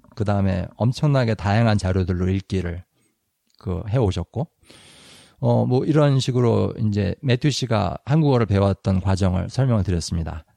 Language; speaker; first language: Korean; native; Korean